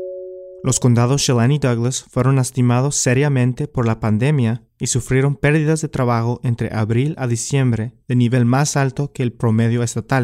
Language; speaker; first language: Spanish; native; Spanish